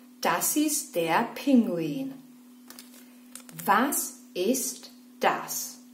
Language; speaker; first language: German; non-native, fluent; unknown